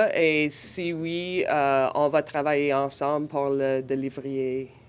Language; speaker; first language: French; non-native, local second language; English